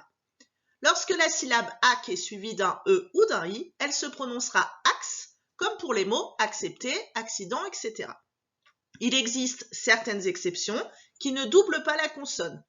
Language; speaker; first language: French; native; French